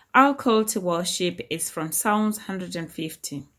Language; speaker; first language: English; non-native, local second language; Shona